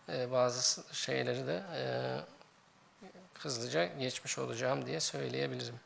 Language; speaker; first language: Turkish; native; Turkish